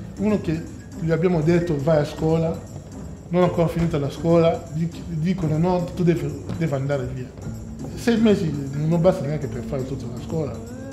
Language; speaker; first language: Italian; non-native, fluent; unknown